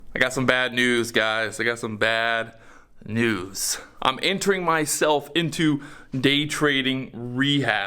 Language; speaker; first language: English; native; English